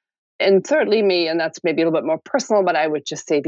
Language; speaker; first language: English; non-native, fluent; German